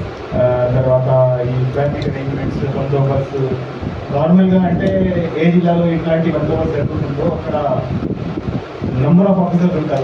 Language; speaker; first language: Telugu; native; Telugu